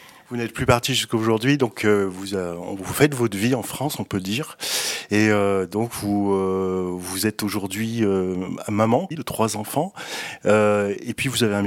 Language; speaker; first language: French; native; French